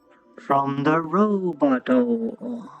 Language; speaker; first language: English; native; English